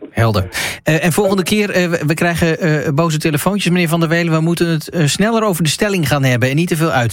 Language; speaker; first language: Dutch; native; Dutch